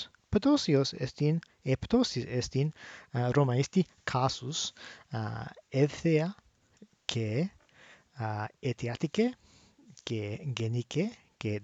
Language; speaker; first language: Greek; non-native, learner; English